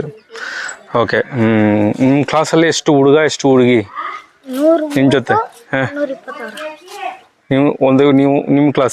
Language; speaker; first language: Kannada; non-native, learner; Malayalam